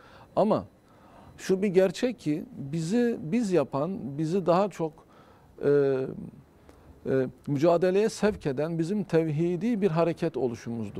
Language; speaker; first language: Turkish; native; Turkish